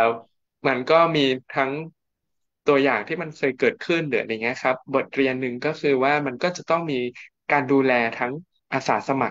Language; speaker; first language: Thai; native; Thai